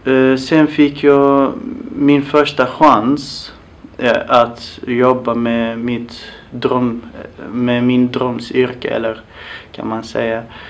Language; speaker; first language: Swedish; non-native, fluent; Arabic